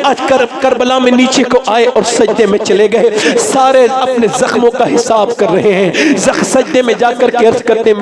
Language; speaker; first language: Urdu; native; Urdu